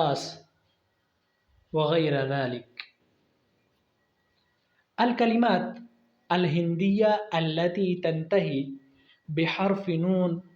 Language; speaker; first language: Arabic; non-native, fluent; Urdu